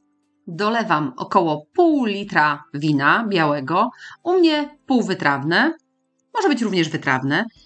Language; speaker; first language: Polish; native; Polish